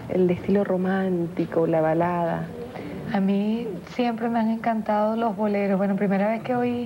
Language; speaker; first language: Spanish; native; Spanish